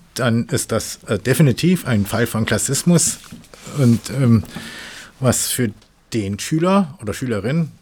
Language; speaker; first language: German; non-native, fluent; English